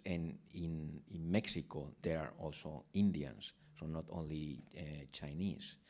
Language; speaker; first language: English; non-native, fluent; Spanish